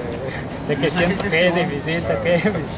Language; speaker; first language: French; non-native, learner; Spanish